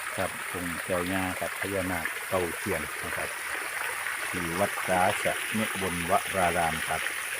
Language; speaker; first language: Thai; native; Thai